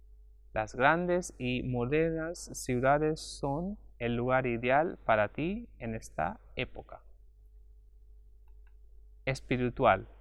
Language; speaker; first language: Spanish; non-native, fluent; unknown